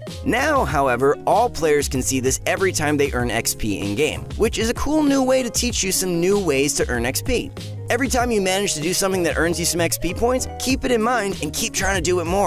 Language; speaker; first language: English; native; English